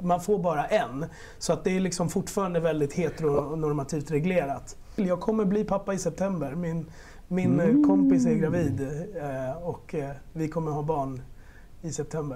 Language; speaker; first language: Swedish; early bilingual, other home language; Spanish